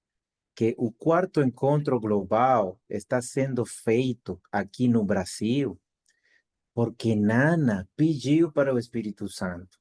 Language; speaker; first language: Portuguese; non-native, fluent; Spanish